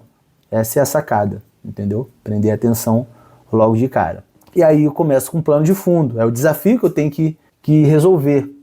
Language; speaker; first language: Portuguese; native; Portuguese